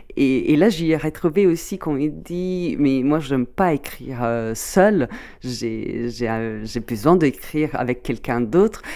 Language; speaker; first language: French; non-native, fluent; Italian